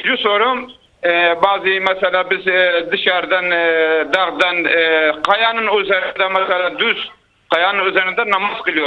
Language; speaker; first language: Turkish; non-native, local second language; Kurdish